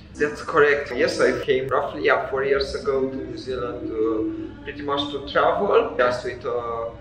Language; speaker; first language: English; non-native, fluent; Romanian